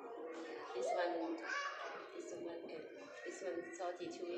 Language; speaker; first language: English; non-native, learner; Lao